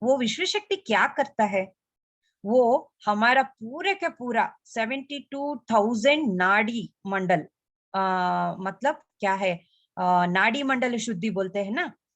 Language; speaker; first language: Hindi; non-native, local second language; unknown